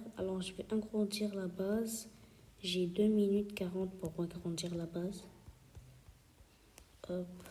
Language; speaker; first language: French; native; French